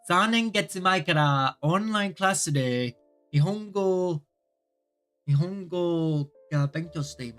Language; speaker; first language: Japanese; non-native, learner; English